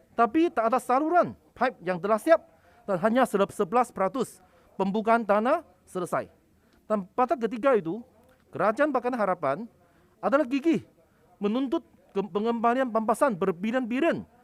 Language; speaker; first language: Malay; non-native, local second language; Cantonese